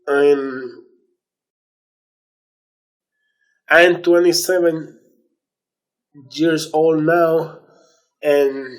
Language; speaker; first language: English; non-native, learner; Spanish